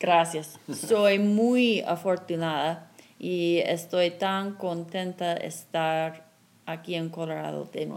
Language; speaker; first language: Spanish; non-native, fluent; English